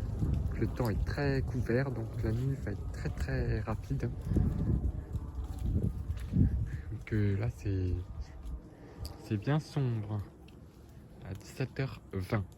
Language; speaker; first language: French; native; French